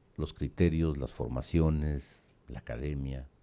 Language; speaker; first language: Spanish; native; Spanish